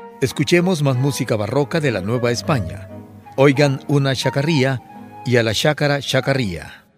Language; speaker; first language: Spanish; native; Spanish